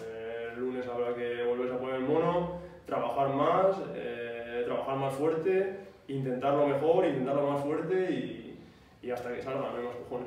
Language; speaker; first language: Spanish; native; Spanish